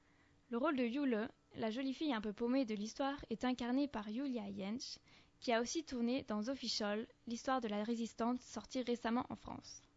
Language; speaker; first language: French; native; French